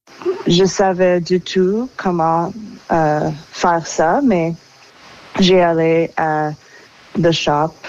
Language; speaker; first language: French; non-native, local second language; English